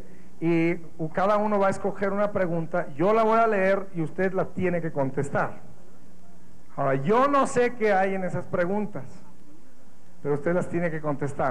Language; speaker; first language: Spanish; native; Spanish